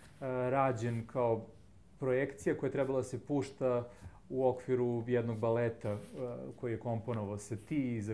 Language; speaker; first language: Serbian; native; Serbian